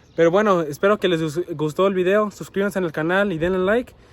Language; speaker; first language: Spanish; early bilingual, other home language; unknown